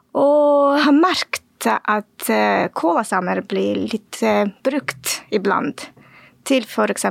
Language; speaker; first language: Norwegian; non-native, fluent; Russian